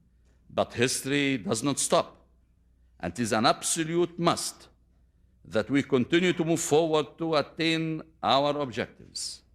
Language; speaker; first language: English; non-native, fluent; Arabic